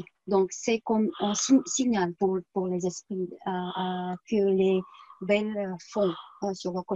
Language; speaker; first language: French; non-native, fluent; Tuvinian